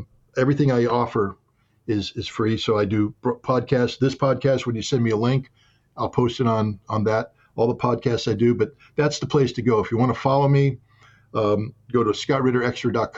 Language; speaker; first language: English; native; English